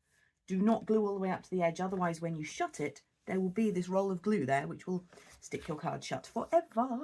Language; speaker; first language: English; native; English